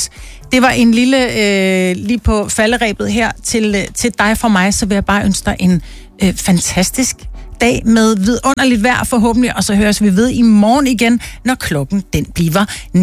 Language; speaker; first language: Danish; native; Danish